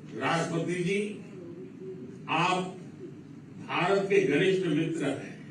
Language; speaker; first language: Hindi; non-native, local second language; Gujarati